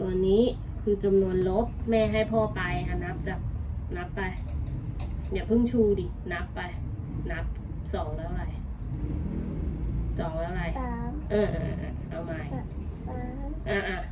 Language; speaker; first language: Thai; native; Thai